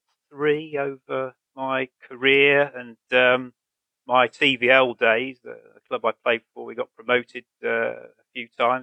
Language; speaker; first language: English; native; English